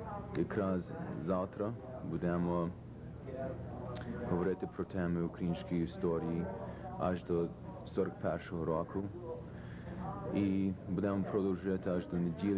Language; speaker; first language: Ukrainian; early bilingual, heritage; Ukrainian